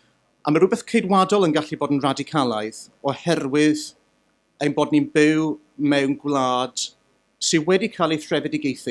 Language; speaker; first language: Welsh; native; Welsh